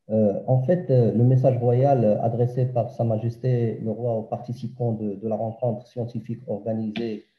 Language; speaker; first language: French; non-native, local second language; Arabic